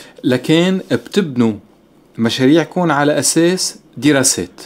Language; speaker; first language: Arabic; native; Arabic